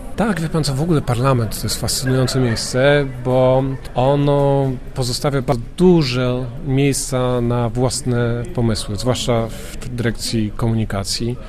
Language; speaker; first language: Polish; native; Polish